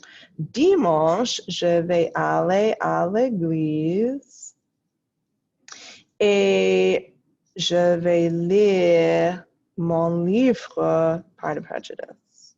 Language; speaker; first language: French; non-native, fluent; English